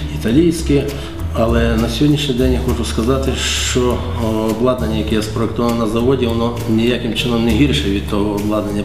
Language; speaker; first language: Ukrainian; native; Ukrainian